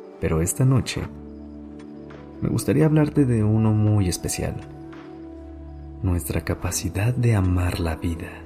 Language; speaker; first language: Spanish; native; Spanish